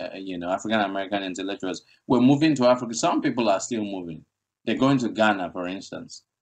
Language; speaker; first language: English; non-native, local second language; Igbo